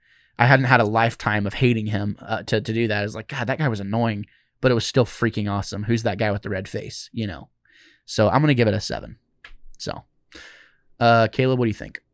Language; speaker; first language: English; native; English